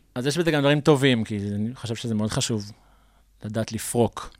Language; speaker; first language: Hebrew; native; Hebrew